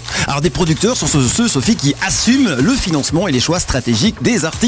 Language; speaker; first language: French; native; French